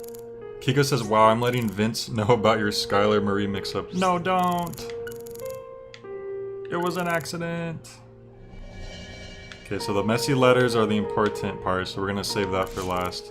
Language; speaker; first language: English; native; English